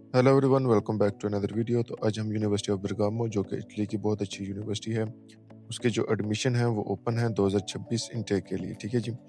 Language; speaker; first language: Urdu; native; Urdu